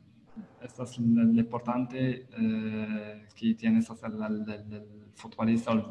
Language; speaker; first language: Spanish; non-native, learner; Italian